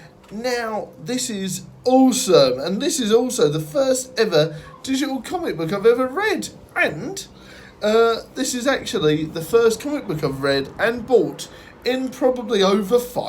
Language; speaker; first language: English; native; English